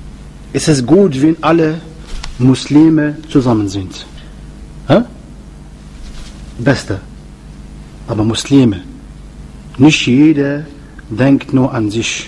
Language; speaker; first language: German; non-native, learner; Arabic